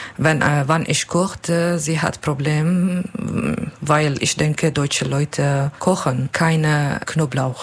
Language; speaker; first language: German; non-native, learner; Turkish